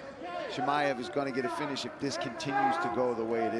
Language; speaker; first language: English; native; English